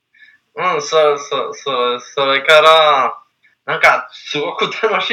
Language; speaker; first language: Japanese; non-native, learner; English